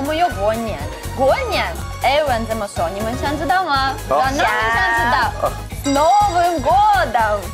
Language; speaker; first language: Chinese; non-native, fluent; Russian